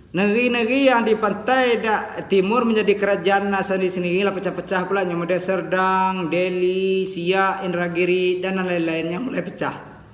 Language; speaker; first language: Malay; non-native, local second language; Minangkabau